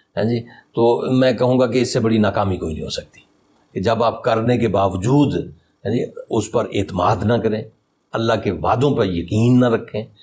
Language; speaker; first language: Urdu; native; Urdu